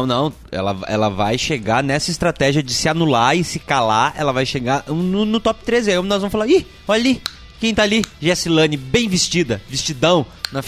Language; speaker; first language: Portuguese; native; Portuguese